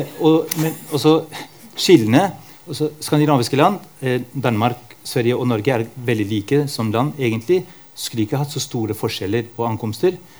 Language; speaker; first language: Norwegian; non-native, fluent; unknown